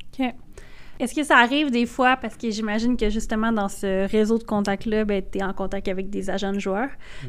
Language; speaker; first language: French; native; French